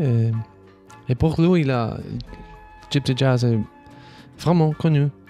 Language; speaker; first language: French; non-native, learner; Spanish